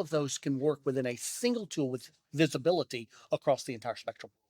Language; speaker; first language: English; native; English